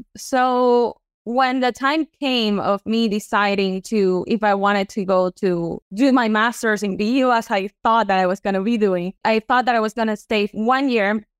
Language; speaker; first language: English; non-native, fluent; Spanish